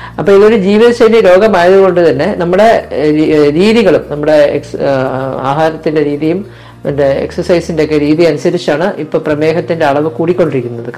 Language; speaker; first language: Malayalam; native; Malayalam